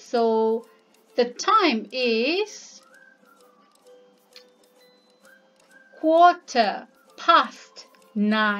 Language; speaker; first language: English; non-native, local second language; Malay